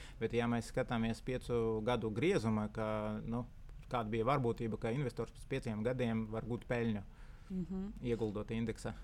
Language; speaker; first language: Latvian; non-native, local second language; Russian